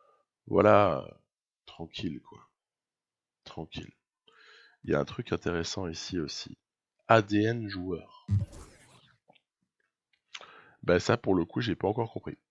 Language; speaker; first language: French; native; French